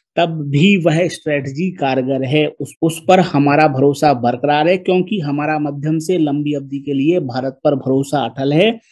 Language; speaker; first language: Hindi; native; Hindi